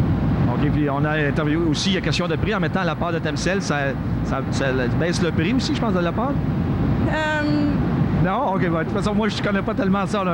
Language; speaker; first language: French; native; French